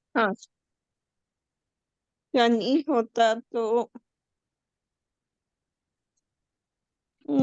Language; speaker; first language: Hindi; native; Hindi